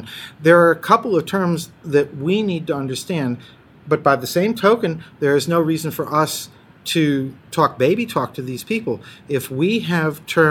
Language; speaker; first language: English; native; English